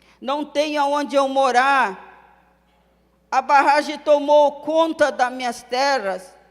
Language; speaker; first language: Portuguese; non-native, local second language; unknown